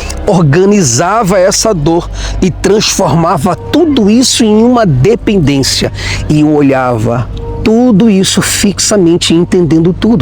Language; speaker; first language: Portuguese; native; Portuguese